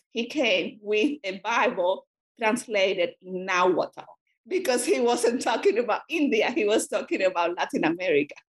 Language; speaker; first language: English; non-native, fluent; Spanish